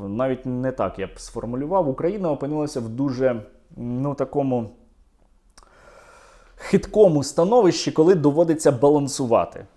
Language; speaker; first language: Ukrainian; native; Ukrainian